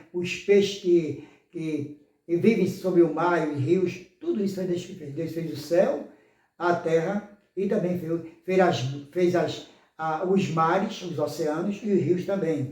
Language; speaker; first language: Portuguese; native; Portuguese